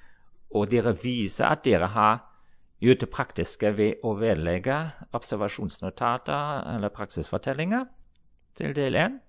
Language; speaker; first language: Norwegian; non-native, fluent; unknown